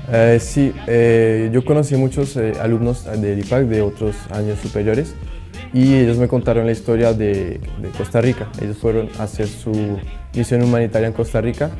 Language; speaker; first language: Spanish; early bilingual, other home language; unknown